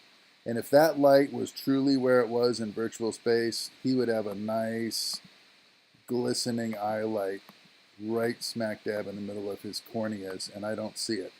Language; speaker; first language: English; native; English